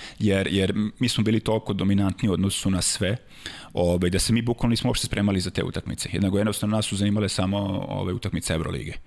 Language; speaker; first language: Serbian; native; Serbian